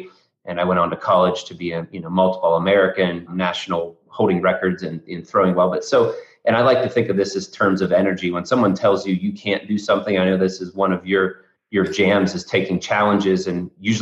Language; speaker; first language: English; native; English